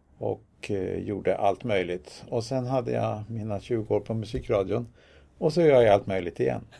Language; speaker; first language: Swedish; native; Swedish